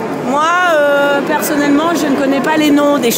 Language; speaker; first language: French; native; French